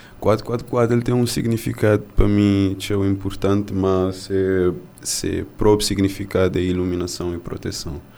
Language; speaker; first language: Portuguese; non-native, local second language; Kabuverdianu